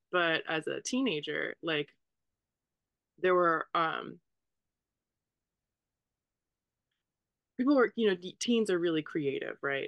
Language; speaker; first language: English; native; English